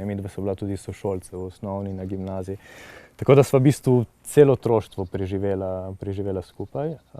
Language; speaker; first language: Slovenian; non-native, local second language; Italian